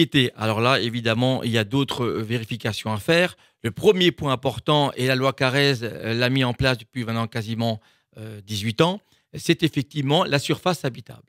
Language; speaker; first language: French; native; French